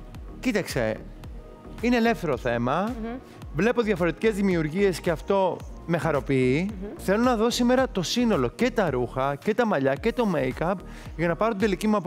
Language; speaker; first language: Greek; native; Greek